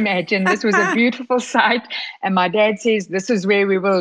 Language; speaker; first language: English; native; English